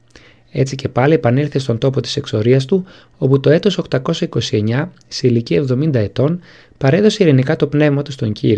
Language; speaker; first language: Greek; native; Greek